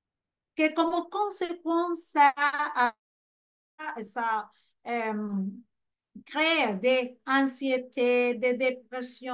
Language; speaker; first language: French; non-native, fluent; Spanish